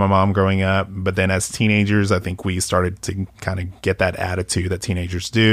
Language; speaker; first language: English; early bilingual, other home language; Spanish